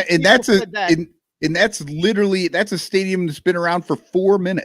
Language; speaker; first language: English; native; English